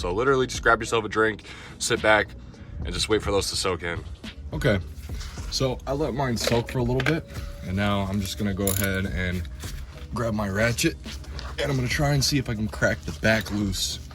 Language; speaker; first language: English; native; English